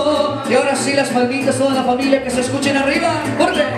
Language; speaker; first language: Spanish; native; Spanish